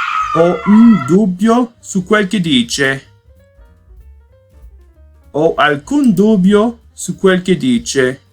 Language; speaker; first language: Italian; non-native, learner; Portuguese